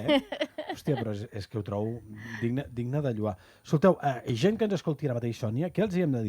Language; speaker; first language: Catalan; native; Catalan